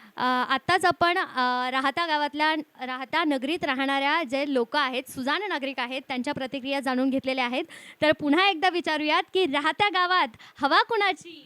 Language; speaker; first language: Marathi; native; Marathi